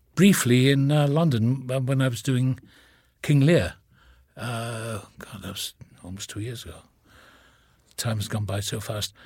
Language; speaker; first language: English; native; English